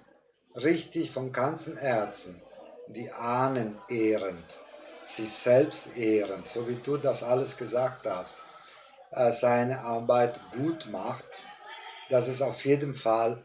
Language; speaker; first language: German; non-native, fluent; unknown